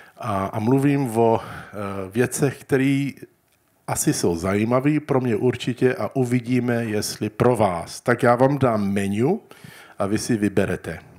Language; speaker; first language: Czech; early bilingual, heritage; Czech